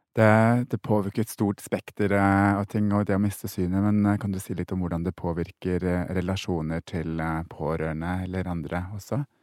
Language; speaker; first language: Norwegian; native; Norwegian